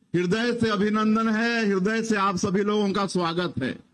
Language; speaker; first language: Hindi; native; Hindi